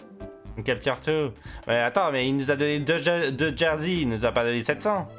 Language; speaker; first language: French; native; French